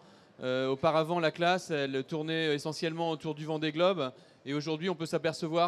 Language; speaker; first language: French; native; French